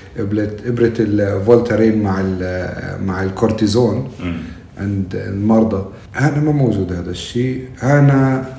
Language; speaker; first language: Arabic; native; Arabic